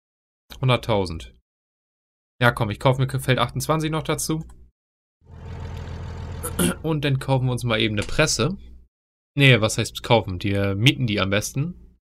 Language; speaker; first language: German; native; German